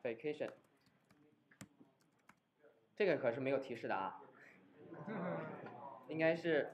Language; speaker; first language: Chinese; native; Chinese